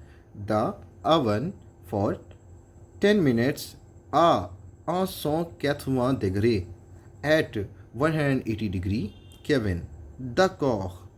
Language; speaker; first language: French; non-native, fluent; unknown